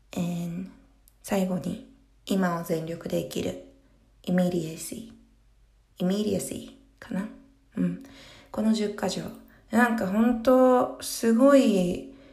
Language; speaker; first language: Japanese; early bilingual, heritage; Japanese